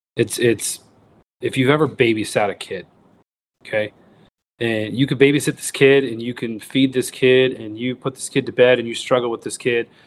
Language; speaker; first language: English; native; English